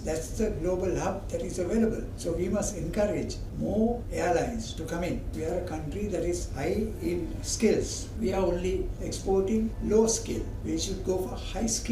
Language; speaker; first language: English; non-native, local second language; Sinhala